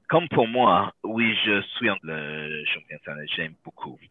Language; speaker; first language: French; non-native, learner; English